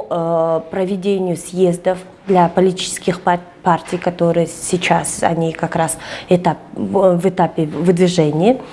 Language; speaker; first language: Russian; non-native, local second language; Kyrgyz